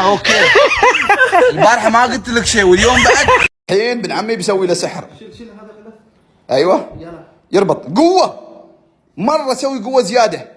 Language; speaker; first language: Arabic; native; Arabic